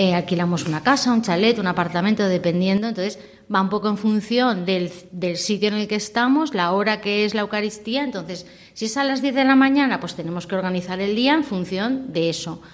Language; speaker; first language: Spanish; non-native, local second language; Catalan